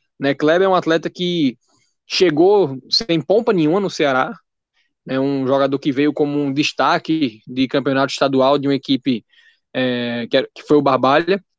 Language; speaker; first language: Portuguese; native; Portuguese